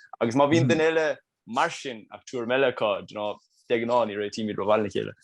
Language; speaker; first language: Irish; native; Irish